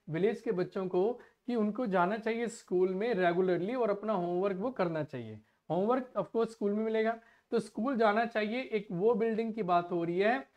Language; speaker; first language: Hindi; non-native, local second language; Punjabi